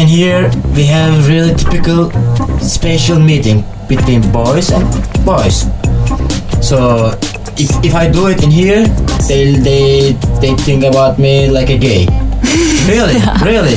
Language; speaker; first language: English; non-native, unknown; Turkish